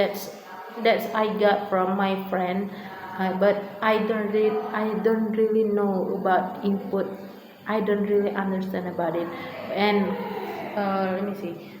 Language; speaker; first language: English; non-native, learner; Indonesian